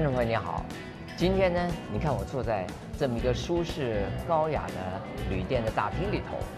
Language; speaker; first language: Chinese; native; Chinese